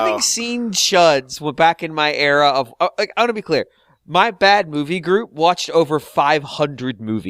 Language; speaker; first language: English; native; English